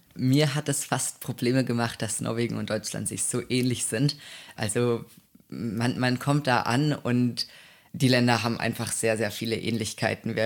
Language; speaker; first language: German; native; German